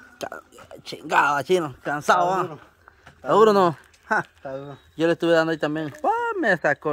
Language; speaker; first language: Spanish; native; Spanish